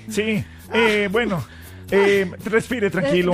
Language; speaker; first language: Spanish; native; Spanish